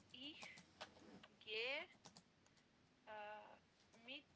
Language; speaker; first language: German; non-native, learner; Macedonian